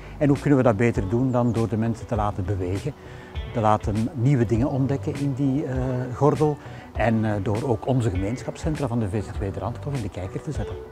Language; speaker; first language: Dutch; native; Dutch